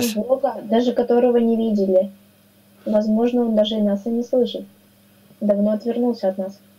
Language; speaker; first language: Russian; native; Russian